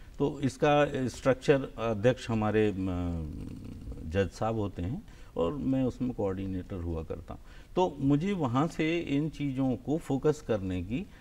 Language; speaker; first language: Hindi; native; Hindi